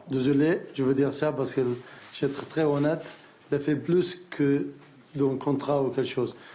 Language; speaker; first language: French; non-native, learner; Arabic